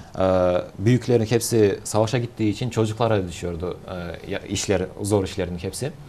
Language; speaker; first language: Turkish; non-native, fluent; Kyrgyz